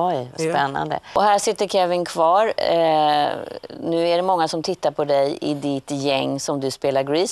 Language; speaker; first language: Swedish; native; Swedish